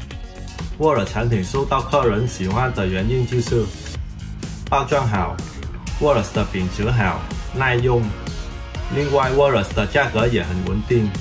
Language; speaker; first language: Chinese; early bilingual, heritage; Chinese